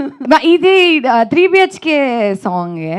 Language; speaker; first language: Telugu; non-native, learner; Kannada